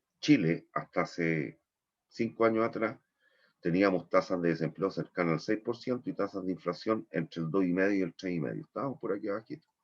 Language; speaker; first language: Spanish; native; Spanish